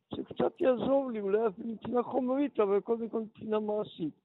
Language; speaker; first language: Hebrew; early bilingual, other home language; Polish